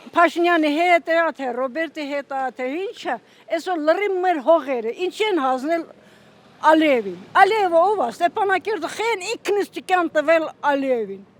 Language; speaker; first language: Armenian; native; Armenian